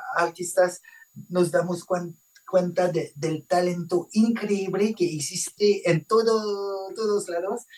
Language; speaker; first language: Spanish; non-native, fluent; French